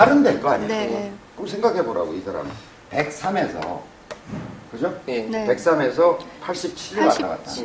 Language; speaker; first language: Korean; native; Korean